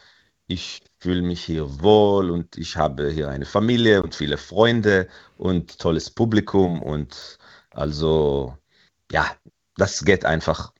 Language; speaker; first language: German; non-native, fluent; Hebrew